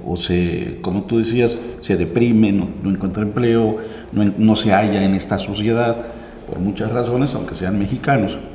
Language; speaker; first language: Spanish; native; Spanish